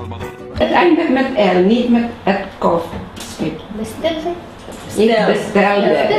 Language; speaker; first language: Dutch; non-native, learner; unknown